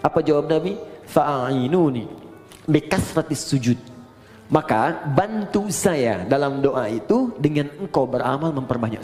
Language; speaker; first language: Indonesian; native; Indonesian